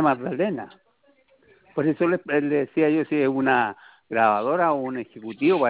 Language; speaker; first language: Spanish; native; Spanish